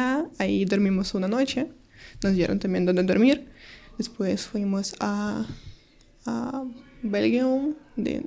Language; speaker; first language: Spanish; non-native, learner; Ukrainian